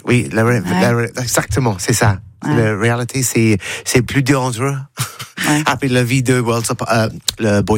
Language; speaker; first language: French; non-native, learner; English